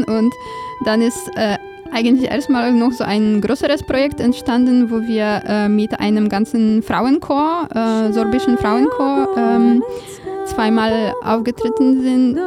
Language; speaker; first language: German; non-native, fluent; Polish